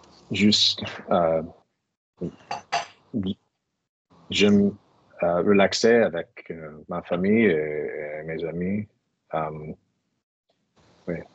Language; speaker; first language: French; non-native, learner; English